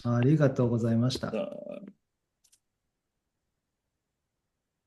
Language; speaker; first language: Japanese; non-native, fluent; English